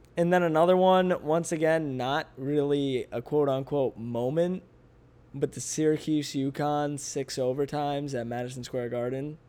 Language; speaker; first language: English; native; English